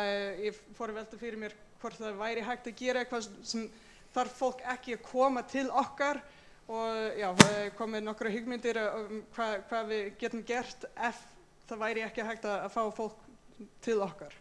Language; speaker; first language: Icelandic; non-native, fluent; English